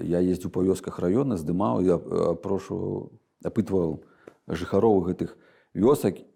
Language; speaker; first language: Belarusian; native; Belarusian